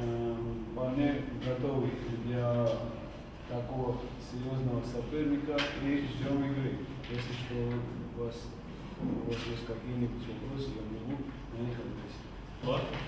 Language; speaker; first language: Russian; non-native, fluent; Georgian